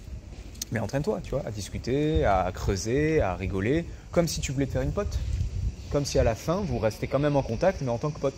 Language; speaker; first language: French; native; French